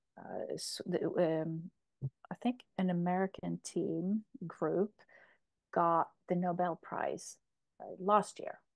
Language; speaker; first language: English; non-native, fluent; Polish